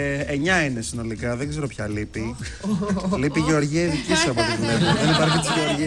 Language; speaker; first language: Greek; native; Greek